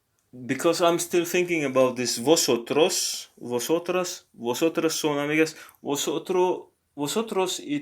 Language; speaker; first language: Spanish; non-native, learner; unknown